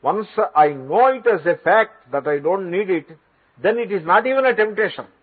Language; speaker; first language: English; non-native, local second language; Telugu